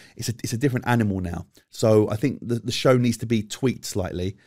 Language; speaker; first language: English; native; English